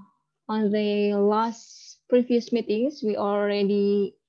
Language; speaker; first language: English; non-native, fluent; Indonesian